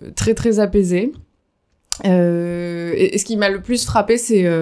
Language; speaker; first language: French; native; French